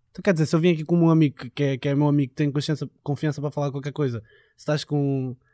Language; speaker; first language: Portuguese; native; Portuguese